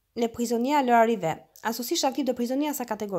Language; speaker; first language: French; non-native, learner; Albanian